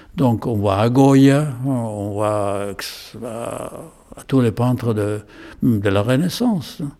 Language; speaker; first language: French; non-native, fluent; Spanish